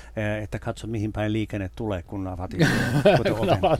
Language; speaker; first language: Finnish; non-native, fluent; English